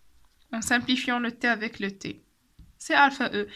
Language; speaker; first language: French; non-native, local second language; Arabic